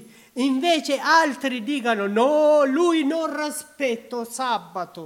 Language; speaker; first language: Italian; non-native, learner; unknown